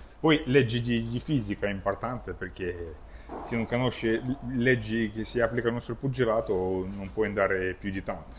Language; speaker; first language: Italian; non-native, fluent; Russian